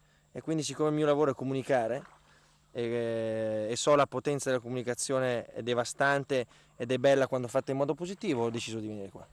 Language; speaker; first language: Italian; native; Italian